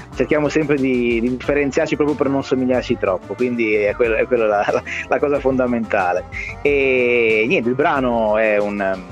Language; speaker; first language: Italian; native; Italian